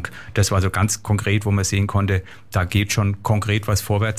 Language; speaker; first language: German; native; German